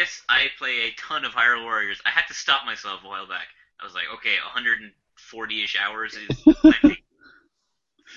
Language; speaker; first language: English; native; English